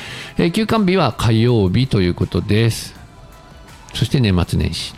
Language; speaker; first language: Japanese; native; Japanese